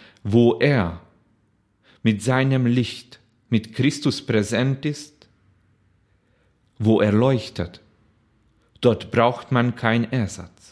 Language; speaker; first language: German; non-native, fluent; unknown